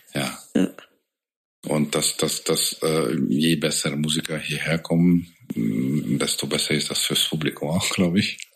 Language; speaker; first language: German; non-native, fluent; Hungarian